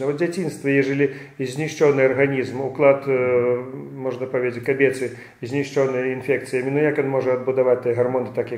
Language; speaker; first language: Polish; non-native, fluent; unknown